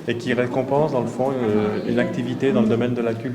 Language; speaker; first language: French; native; French